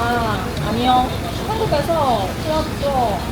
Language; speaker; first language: Korean; non-native, learner; Chinese